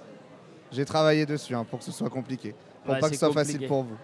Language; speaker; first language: French; native; French